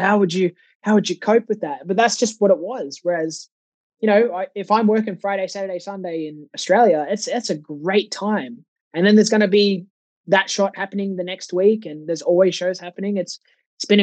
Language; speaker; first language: English; native; English